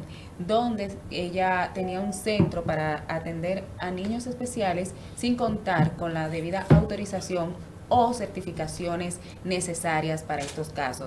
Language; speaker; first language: Spanish; native; Spanish